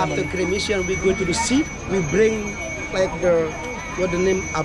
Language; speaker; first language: English; non-native, learner; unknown